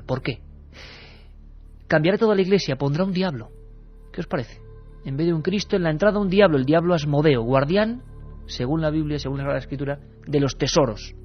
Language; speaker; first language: Spanish; native; Spanish